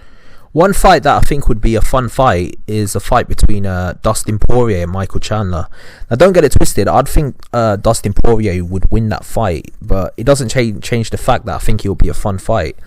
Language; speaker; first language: English; native; English